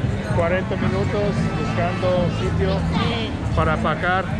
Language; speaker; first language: Spanish; non-native, learner; English